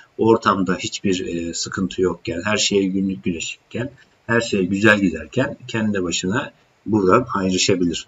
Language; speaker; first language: Turkish; native; Turkish